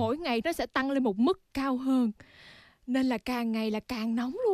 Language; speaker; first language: Vietnamese; native; Vietnamese